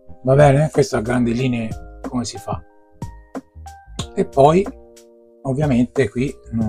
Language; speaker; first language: Italian; native; Italian